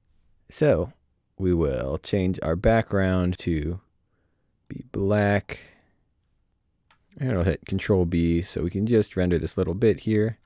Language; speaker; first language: English; native; English